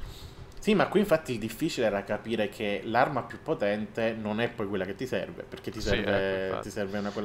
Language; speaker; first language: Italian; native; Italian